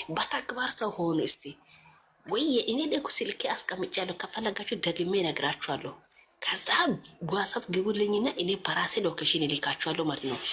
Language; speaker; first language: Amharic; native; Amharic